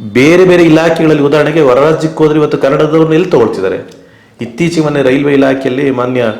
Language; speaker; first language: Kannada; native; Kannada